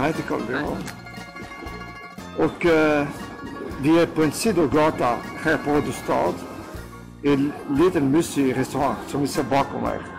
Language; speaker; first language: Swedish; non-native, fluent; Greek